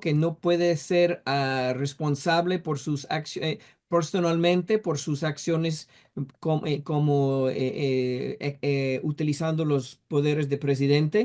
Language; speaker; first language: Spanish; non-native, fluent; English